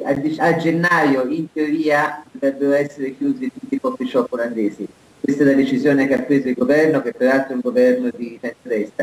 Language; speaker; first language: Italian; native; Italian